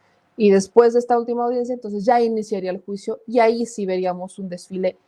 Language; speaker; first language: Spanish; native; Spanish